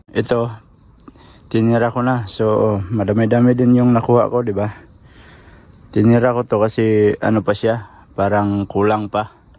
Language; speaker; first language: Filipino; non-native, local second language; Cebuano